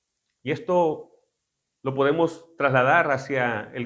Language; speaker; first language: Spanish; native; Spanish